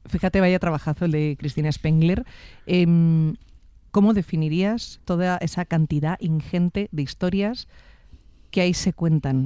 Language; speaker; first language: Spanish; native; Spanish